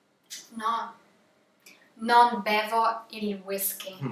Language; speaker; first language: Italian; non-native, learner; Russian